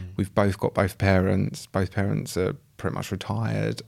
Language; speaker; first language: English; native; English